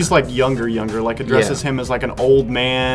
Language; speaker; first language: English; native; English